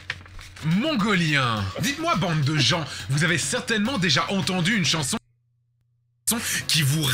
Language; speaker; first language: French; native; French